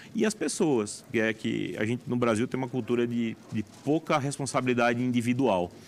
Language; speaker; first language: Portuguese; native; Portuguese